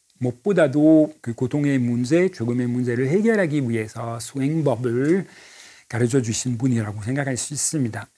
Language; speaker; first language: Korean; non-native, fluent; French